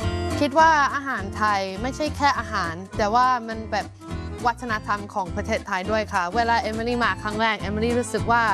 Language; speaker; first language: Thai; non-native, fluent; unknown